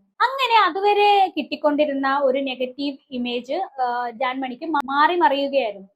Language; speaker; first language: Malayalam; native; Malayalam